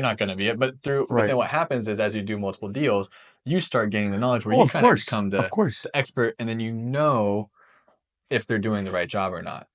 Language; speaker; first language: English; native; English